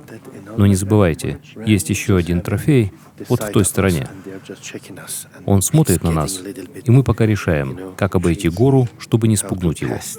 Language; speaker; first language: Russian; native; Russian